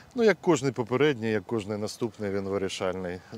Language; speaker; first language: Ukrainian; native; Ukrainian